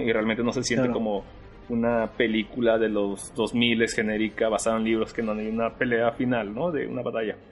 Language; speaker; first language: Spanish; native; Spanish